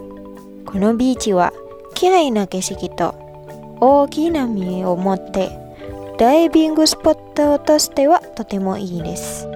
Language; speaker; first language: Japanese; non-native, fluent; Indonesian